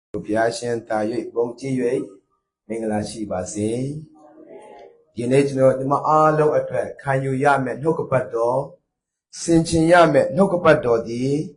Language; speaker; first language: Burmese; non-native, local second language; Tedim Chin